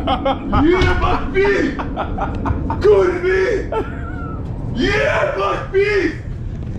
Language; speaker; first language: English; non-native, learner; Polish